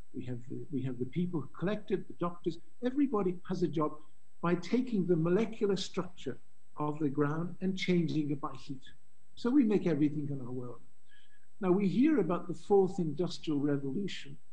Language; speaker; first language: English; native; English